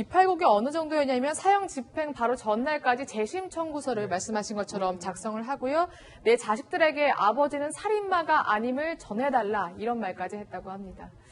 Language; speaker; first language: Korean; native; Korean